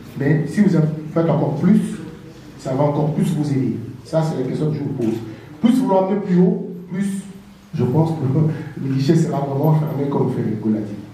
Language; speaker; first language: French; non-native, local second language; Lingala